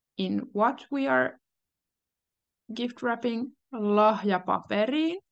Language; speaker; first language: Finnish; native; Finnish